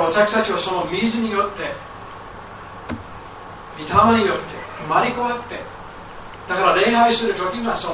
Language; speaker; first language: Japanese; non-native, fluent; English